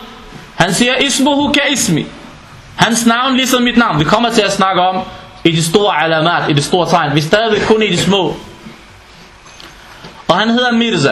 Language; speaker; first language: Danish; non-native, fluent; Arabic